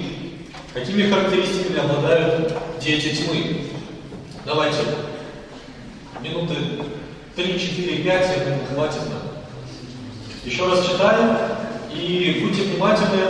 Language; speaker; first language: Russian; native; Russian